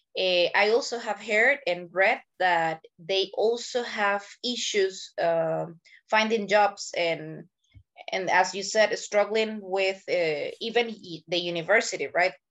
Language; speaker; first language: English; non-native, fluent; Spanish